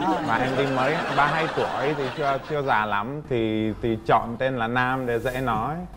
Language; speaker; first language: Vietnamese; non-native, fluent; Czech